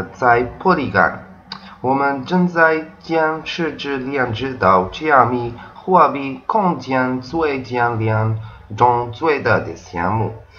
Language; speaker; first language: Chinese; non-native, learner; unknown